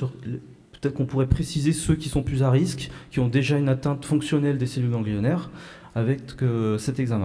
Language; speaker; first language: French; native; French